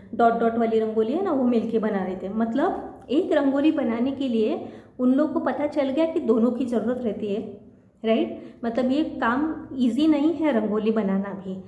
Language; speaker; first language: Hindi; non-native, local second language; Marathi